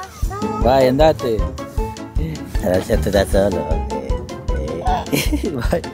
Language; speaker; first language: Italian; non-native, learner; Filipino